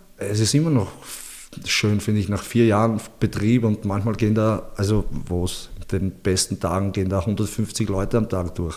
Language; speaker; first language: German; early bilingual, other home language; Bosnian